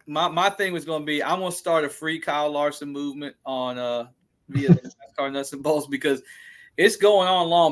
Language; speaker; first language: English; native; English